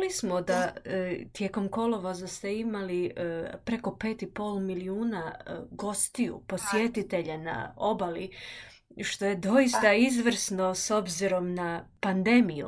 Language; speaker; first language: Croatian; non-native, fluent; English